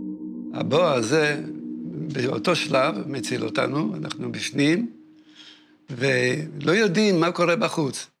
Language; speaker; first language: Hebrew; non-native, fluent; Yiddish